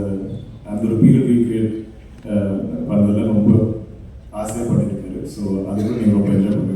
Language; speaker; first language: Tamil; non-native, fluent; Malayalam